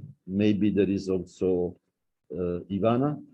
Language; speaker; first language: English; non-native, learner; Italian